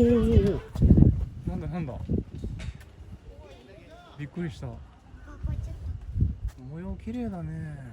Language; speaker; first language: Japanese; native; Japanese